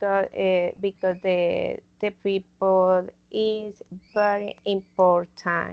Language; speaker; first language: English; non-native, learner; Spanish